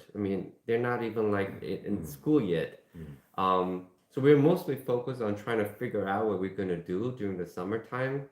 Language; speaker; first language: English; non-native, fluent; Korean